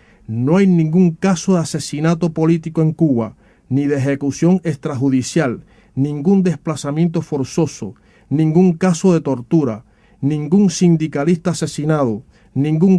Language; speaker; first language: Spanish; native; Spanish